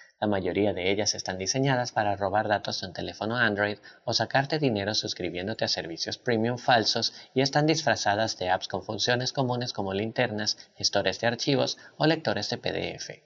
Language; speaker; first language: Spanish; native; Spanish